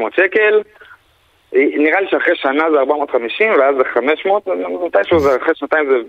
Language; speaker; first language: Hebrew; native; Hebrew